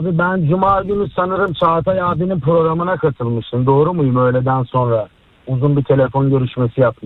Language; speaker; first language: Turkish; native; Turkish